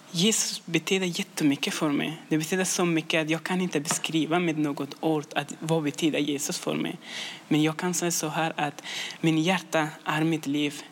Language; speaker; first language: Swedish; non-native, learner; Persian